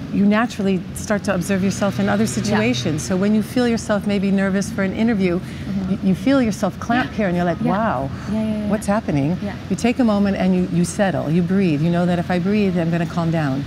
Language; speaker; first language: English; native; English